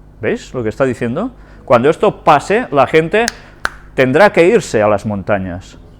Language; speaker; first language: Spanish; non-native, local second language; Catalan